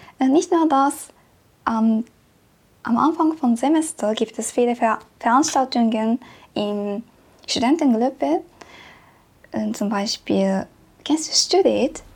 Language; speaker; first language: German; non-native, learner; Japanese